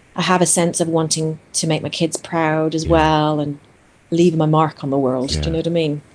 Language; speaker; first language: English; non-native, fluent; Greek